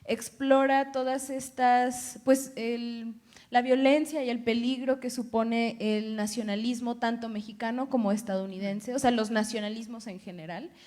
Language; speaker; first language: Spanish; early bilingual, other home language; English